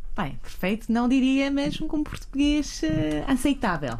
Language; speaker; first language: Portuguese; non-native, fluent; French